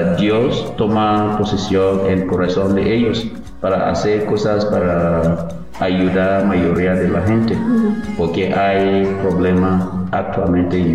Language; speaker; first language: Spanish; non-native, learner; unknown